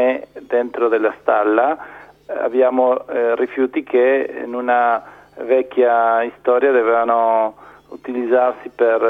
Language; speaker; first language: Italian; non-native, fluent; Spanish